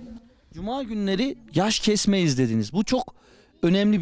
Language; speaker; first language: Turkish; native; Turkish